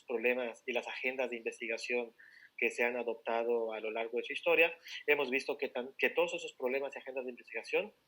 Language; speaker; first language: Spanish; native; Spanish